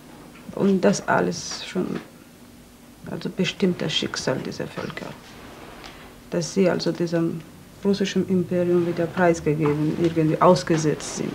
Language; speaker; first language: German; non-native, fluent; Georgian